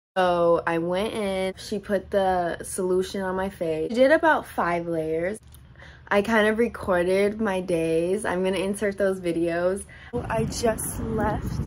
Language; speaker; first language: English; native; English